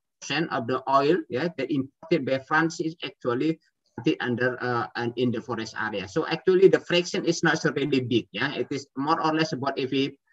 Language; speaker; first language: English; non-native, fluent; Indonesian